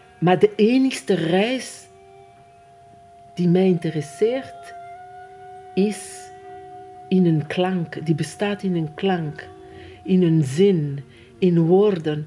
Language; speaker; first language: Dutch; non-native, fluent; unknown